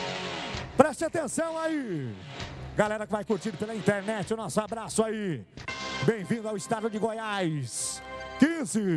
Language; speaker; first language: Portuguese; native; Portuguese